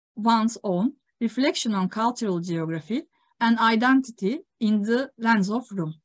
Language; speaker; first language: English; non-native, fluent; Turkish